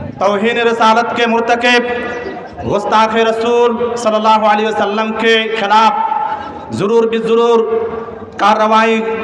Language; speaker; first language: Urdu; non-native, fluent; Bangla